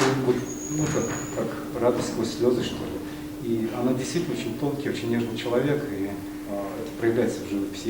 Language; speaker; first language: Russian; native; Russian